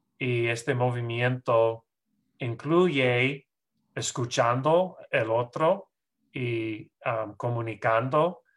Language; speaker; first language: Spanish; non-native, fluent; English